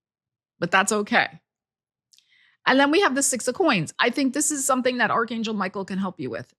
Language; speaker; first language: English; native; English